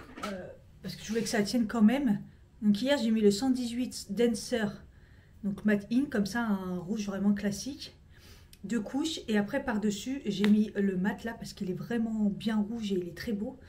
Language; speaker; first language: French; native; French